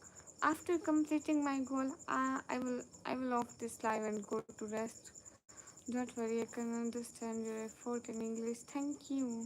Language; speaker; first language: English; non-native, learner; Urdu